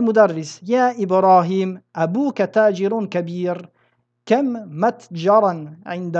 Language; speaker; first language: Arabic; non-native, fluent; French